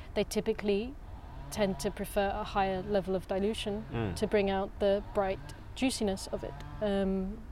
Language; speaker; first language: English; native; English